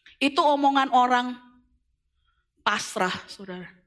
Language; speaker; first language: Indonesian; native; Indonesian